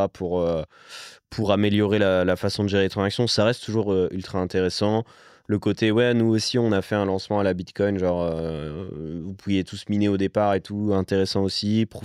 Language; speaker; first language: French; native; French